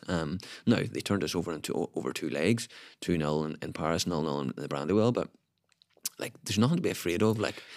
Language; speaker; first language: English; native; English